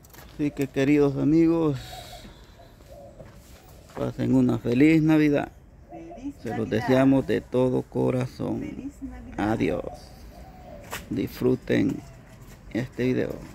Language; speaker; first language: Spanish; native; Spanish